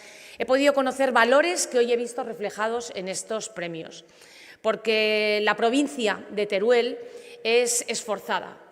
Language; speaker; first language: Spanish; native; Spanish